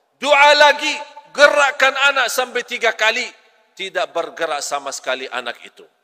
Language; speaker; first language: Malay; non-native, fluent; Arabic